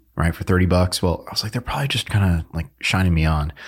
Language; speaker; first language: English; early bilingual, other home language; Filipino